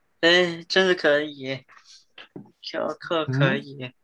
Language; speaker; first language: Chinese; early bilingual, heritage; Chinese